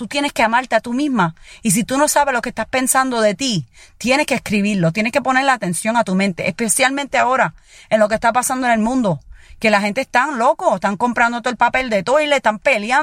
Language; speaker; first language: Spanish; early bilingual, heritage; Spanish